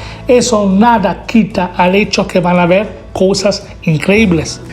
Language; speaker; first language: Spanish; non-native, fluent; Italian